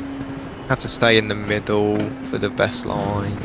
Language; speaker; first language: English; native; English